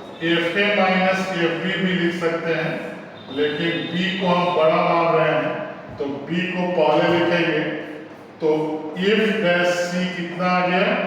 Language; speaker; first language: Hindi; native; Hindi